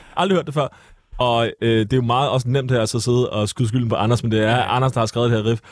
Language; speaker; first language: Danish; native; Danish